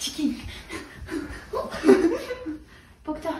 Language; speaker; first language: Korean; non-native, learner; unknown